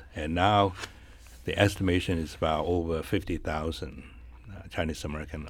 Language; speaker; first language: English; non-native, fluent; Chinese